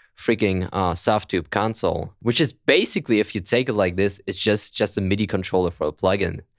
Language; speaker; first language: English; non-native, fluent; German